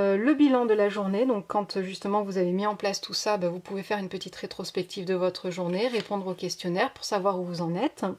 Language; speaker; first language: French; native; French